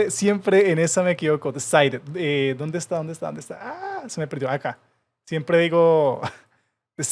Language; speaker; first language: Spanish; native; Spanish